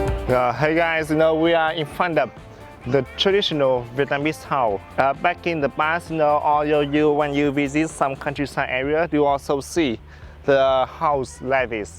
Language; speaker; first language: English; non-native, fluent; Vietnamese